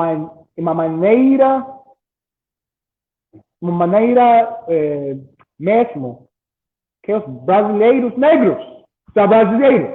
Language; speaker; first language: Portuguese; non-native, learner; English